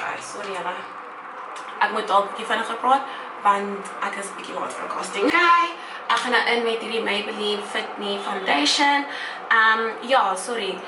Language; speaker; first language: Afrikaans; native; Afrikaans